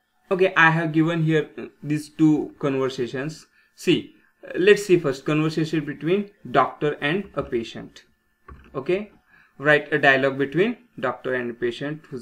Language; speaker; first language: English; non-native, local second language; Marathi